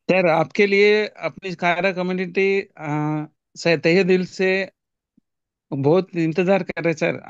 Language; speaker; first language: Hindi; non-native, local second language; Telugu